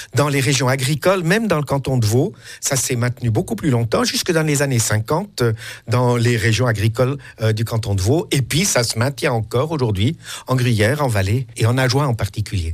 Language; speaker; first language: French; native; French